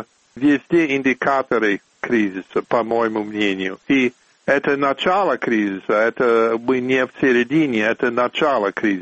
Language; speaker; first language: Russian; non-native, fluent; English